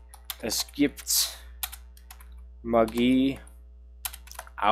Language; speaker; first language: German; non-native, learner; English